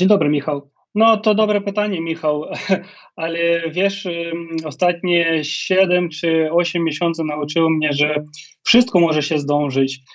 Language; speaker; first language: Polish; non-native, fluent; Ukrainian